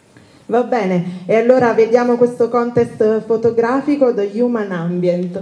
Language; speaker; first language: Italian; native; Italian